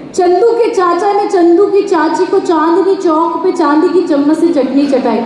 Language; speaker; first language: Hindi; native; Hindi